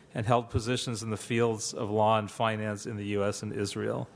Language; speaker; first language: English; native; English